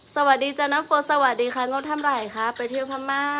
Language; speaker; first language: Thai; non-native, local second language; Lahu